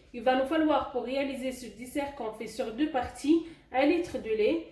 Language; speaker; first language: French; non-native, local second language; Arabic